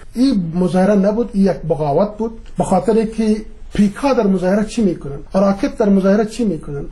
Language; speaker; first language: Persian; native; Persian